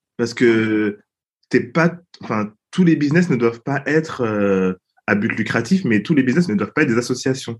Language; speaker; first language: French; native; French